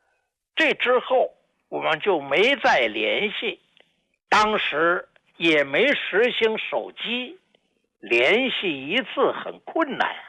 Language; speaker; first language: Chinese; native; Chinese